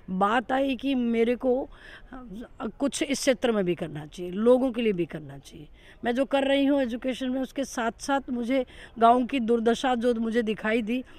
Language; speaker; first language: Hindi; native; Hindi